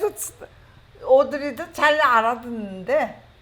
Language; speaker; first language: Korean; native; Korean